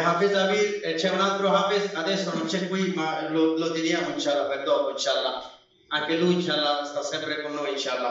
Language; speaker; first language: Italian; non-native, fluent; Bangla